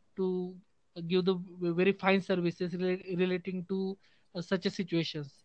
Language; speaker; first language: English; non-native, local second language; Hindi